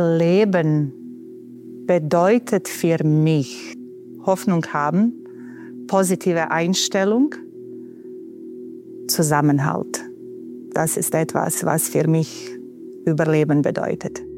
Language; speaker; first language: German; non-native, fluent; Bosnian